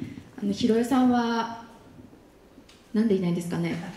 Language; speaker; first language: Japanese; native; Japanese